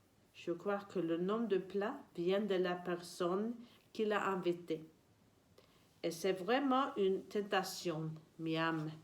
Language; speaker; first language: French; non-native, learner; Swedish